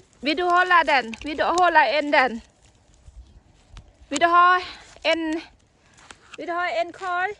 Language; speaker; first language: Swedish; non-native, learner; Thai